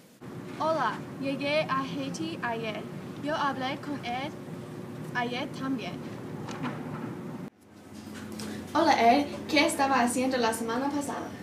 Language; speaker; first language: Spanish; non-native, learner; English